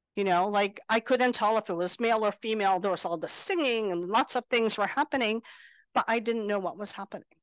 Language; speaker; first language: English; native; English